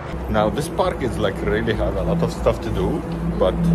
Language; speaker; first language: English; non-native, fluent; Arabic